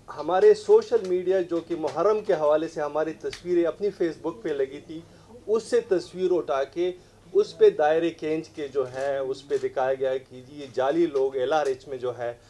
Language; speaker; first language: Urdu; non-native, local second language; Pashto